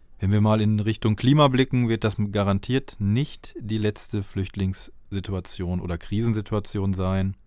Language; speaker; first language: German; native; German